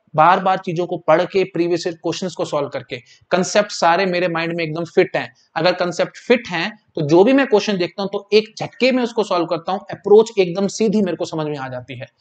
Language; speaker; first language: Hindi; native; Hindi